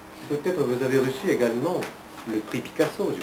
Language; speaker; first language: French; non-native, fluent; Japanese